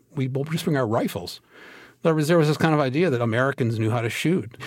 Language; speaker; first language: English; native; English